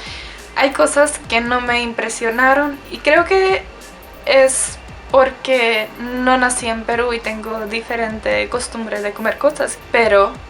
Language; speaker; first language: Spanish; non-native, fluent; Czech